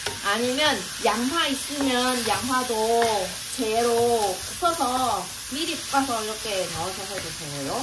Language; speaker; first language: Korean; non-native, fluent; Vietnamese